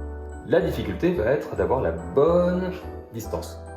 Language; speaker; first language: French; native; French